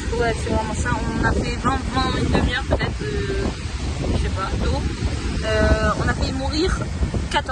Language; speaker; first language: French; native; French